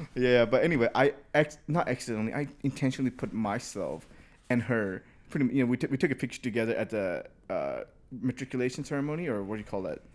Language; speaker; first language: English; early bilingual, other home language; Burmese